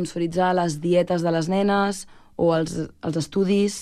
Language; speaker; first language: Catalan; native; Catalan